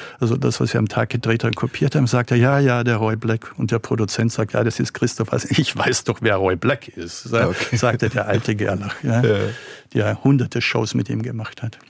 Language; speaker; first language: German; native; German